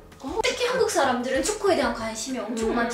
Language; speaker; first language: Korean; non-native, fluent; Arabic